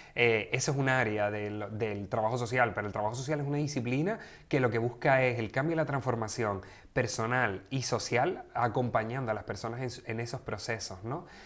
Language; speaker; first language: Spanish; native; Spanish